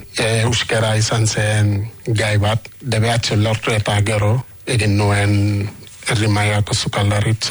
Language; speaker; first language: Basque; non-native, learner; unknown